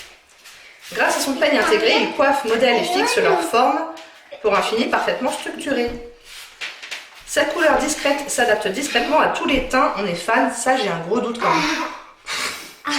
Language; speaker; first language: French; native; French